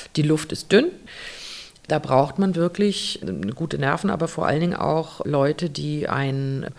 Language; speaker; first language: German; native; German